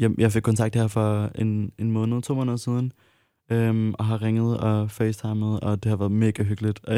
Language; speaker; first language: Danish; early bilingual, other home language; Arabic